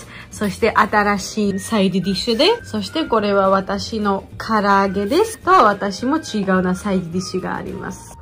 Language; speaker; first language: Japanese; non-native, fluent; Georgian